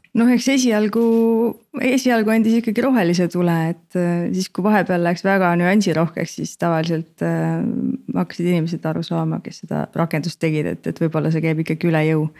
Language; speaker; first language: Estonian; native; Estonian